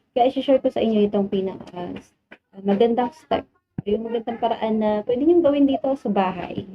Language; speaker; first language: Filipino; native; Filipino